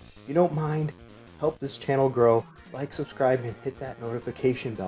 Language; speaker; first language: English; native; English